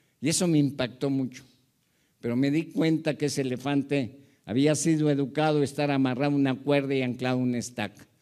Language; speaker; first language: Spanish; early bilingual, other home language; Japanese